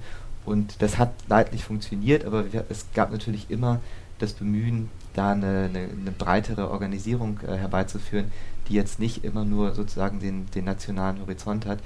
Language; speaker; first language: German; native; German